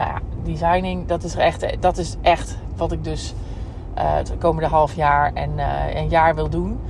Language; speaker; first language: Dutch; native; Dutch